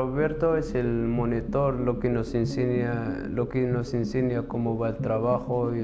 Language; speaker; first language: Spanish; non-native, learner; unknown